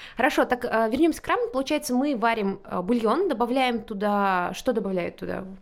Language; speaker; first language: Russian; native; Russian